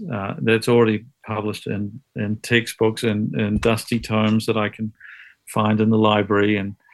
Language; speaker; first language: English; native; English